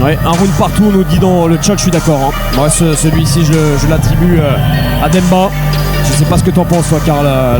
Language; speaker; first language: French; native; French